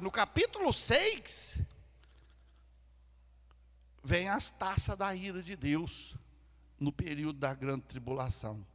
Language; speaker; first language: Portuguese; native; Portuguese